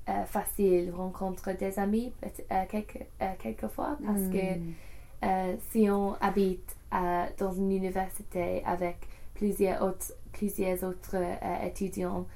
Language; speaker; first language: French; non-native, learner; English